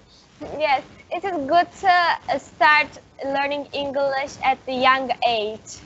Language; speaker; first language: English; non-native, learner; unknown